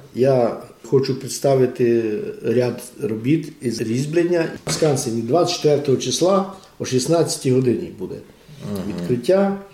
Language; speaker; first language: Ukrainian; native; Ukrainian